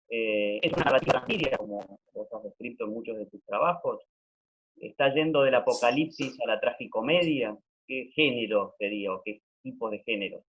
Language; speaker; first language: Spanish; native; Spanish